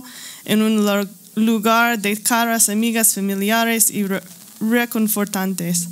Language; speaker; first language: Spanish; non-native, learner; English